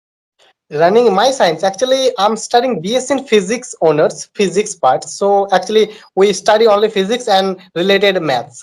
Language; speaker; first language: English; non-native, learner; Bangla